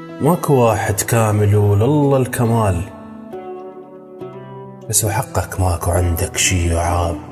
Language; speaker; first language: Arabic; native; Arabic